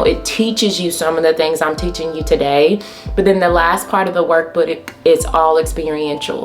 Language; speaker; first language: English; native; English